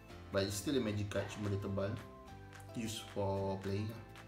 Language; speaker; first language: English; non-native, local second language; Malay